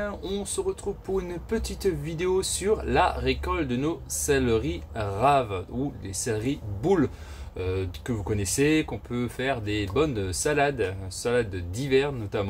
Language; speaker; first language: French; native; French